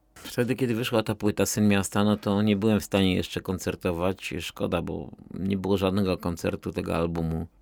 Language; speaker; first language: Polish; native; Polish